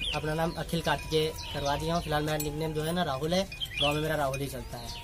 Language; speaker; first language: Hindi; native; Hindi